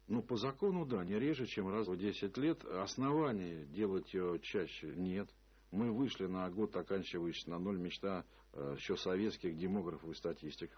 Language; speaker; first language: Russian; native; Russian